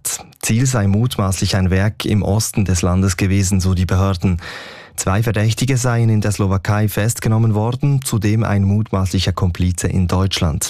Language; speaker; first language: German; native; German